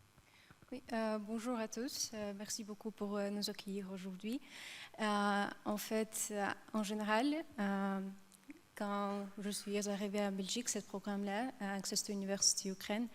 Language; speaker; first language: French; non-native, learner; Ukrainian